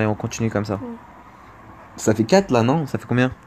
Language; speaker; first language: French; native; French